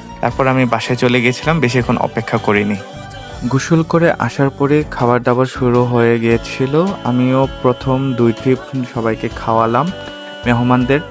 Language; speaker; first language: Bangla; non-native, local second language; Garo